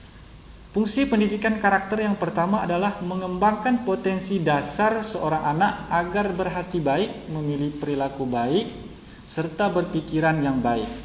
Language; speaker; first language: Indonesian; native; Indonesian